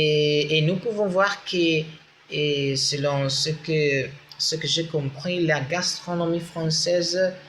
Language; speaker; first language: French; non-native, learner; Spanish